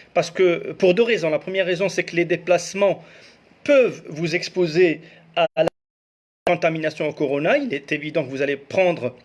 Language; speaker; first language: French; non-native, local second language; Arabic